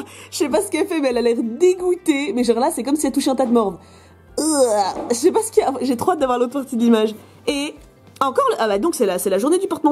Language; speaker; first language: French; native; French